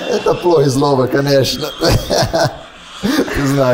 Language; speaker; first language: Russian; non-native, learner; Portuguese